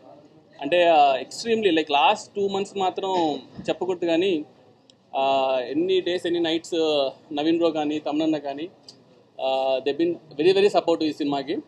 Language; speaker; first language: Telugu; native; Telugu